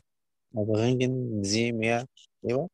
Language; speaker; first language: German; non-native, learner; Arabic